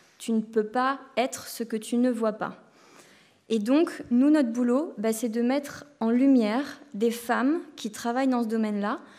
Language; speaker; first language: French; native; French